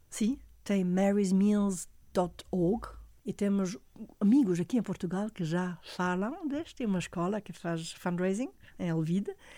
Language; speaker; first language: Portuguese; non-native, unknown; German